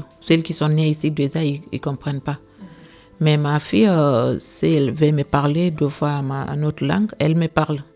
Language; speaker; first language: French; non-native, local second language; Fula